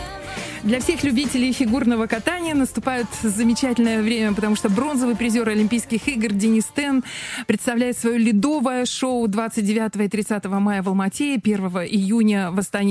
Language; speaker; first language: Russian; native; Russian